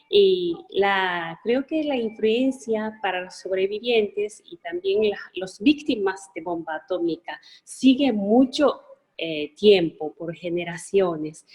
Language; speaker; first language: Spanish; non-native, fluent; Japanese